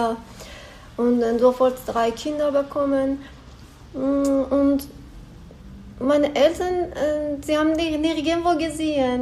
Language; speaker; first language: German; non-native, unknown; Persian